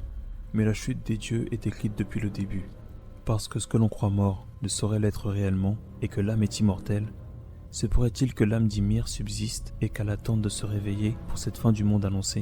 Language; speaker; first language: French; native; French